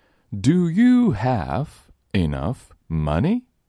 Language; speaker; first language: English; non-native, fluent; Chinese